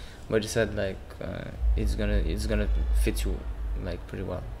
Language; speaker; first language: English; non-native, local second language; French